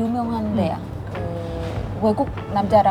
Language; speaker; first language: Korean; non-native, local second language; Vietnamese